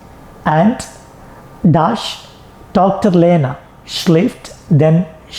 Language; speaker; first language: German; non-native, fluent; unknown